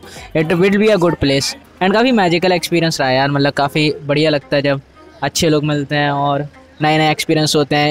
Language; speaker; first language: Hindi; native; Hindi